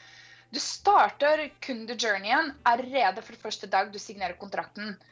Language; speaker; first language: Norwegian; non-native, fluent; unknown